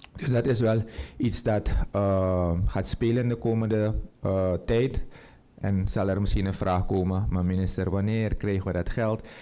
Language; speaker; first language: Dutch; native; Dutch